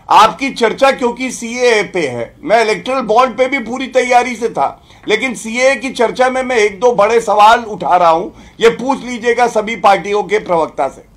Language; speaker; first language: Hindi; native; Hindi